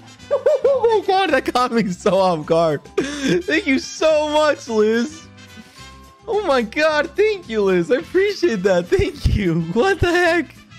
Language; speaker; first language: English; early bilingual, other home language; Spanish